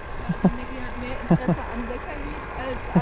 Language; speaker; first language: German; native; German